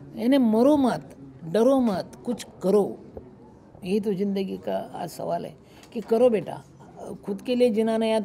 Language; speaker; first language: Hindi; non-native, local second language; Marathi